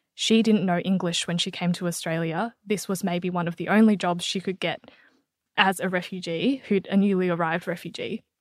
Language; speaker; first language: English; native; English